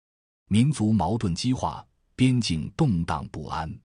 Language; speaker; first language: Chinese; native; Chinese